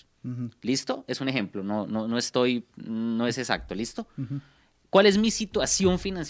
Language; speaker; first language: Spanish; native; Spanish